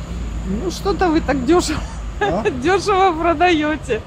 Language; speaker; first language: Russian; native; Russian